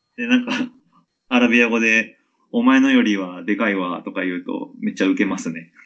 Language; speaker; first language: Japanese; native; Japanese